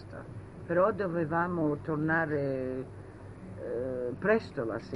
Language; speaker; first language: Italian; early bilingual, heritage; Italian